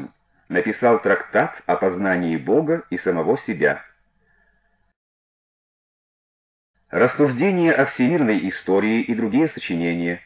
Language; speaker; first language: Russian; native; Russian